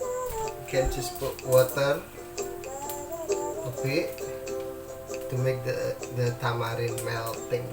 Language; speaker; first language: English; non-native, learner; Indonesian